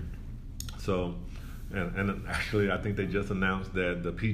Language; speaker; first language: English; native; English